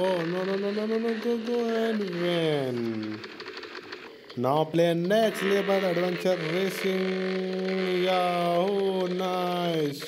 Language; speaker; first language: English; non-native, learner; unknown